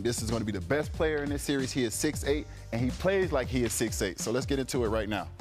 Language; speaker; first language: English; native; English